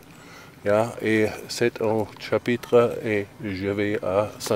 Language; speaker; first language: French; non-native, learner; German